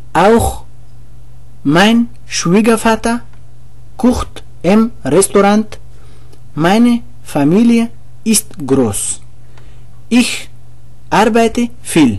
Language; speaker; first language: German; non-native, learner; Pashto